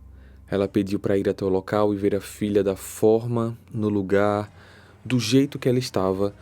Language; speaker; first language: Portuguese; native; Portuguese